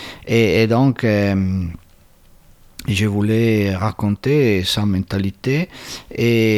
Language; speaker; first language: French; non-native, fluent; Italian